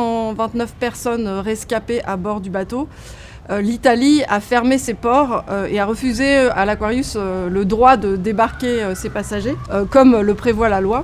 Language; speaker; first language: French; native; French